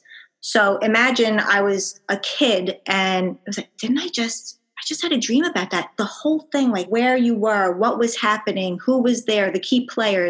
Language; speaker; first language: English; native; English